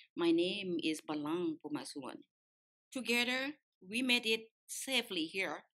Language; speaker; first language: English; non-native, fluent; Lao